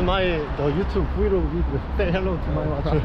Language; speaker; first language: English; non-native, learner; Korean